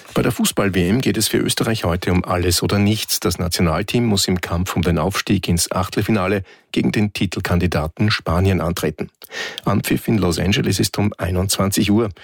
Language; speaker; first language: German; native; German